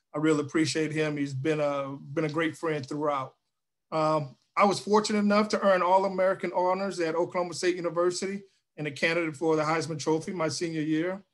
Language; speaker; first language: English; native; English